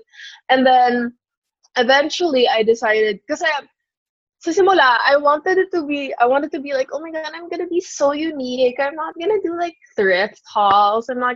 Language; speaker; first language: English; non-native, local second language; Filipino